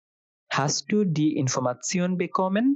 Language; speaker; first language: German; non-native, fluent; Bangla